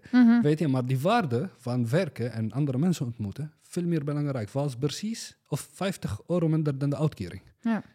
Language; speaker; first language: Dutch; non-native, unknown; Arabic